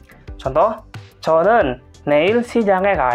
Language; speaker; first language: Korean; non-native, fluent; Indonesian